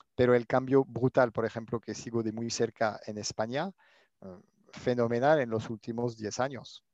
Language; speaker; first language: Spanish; non-native, fluent; French